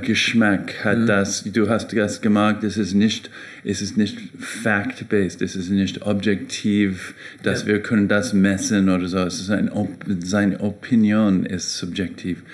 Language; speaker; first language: German; non-native, learner; English